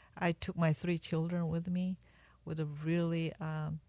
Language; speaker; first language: English; non-native, fluent; Korean